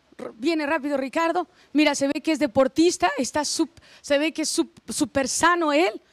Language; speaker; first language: Spanish; native; Spanish